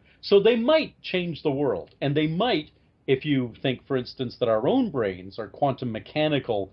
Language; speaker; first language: English; native; English